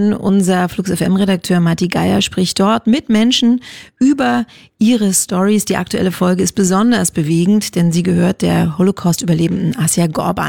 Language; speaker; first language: German; native; German